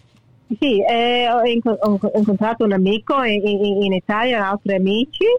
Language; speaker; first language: Italian; early bilingual, heritage; English